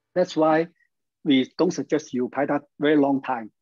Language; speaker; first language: English; non-native, learner; Chinese